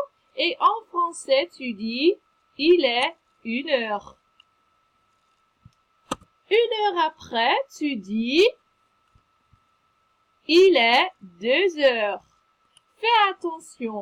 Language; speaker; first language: French; non-native, fluent; Dutch